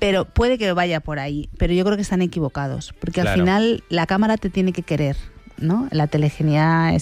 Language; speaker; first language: Spanish; native; Spanish